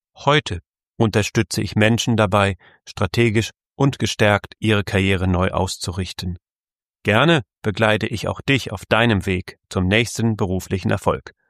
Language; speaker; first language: German; native; German